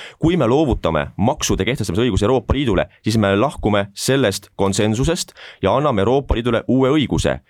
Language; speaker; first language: Estonian; native; Estonian